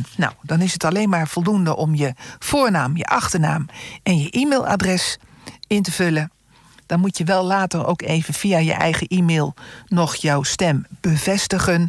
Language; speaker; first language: Dutch; native; Dutch